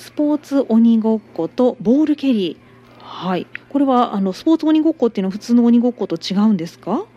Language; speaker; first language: Japanese; native; Japanese